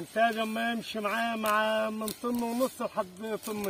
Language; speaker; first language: Arabic; native; Arabic